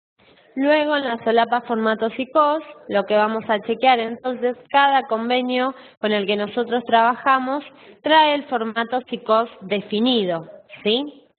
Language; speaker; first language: Spanish; native; Spanish